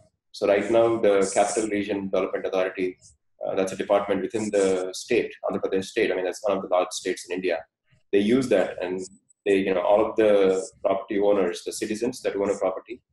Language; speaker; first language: English; non-native, fluent; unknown